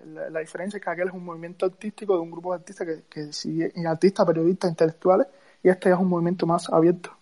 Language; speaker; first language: Spanish; native; Spanish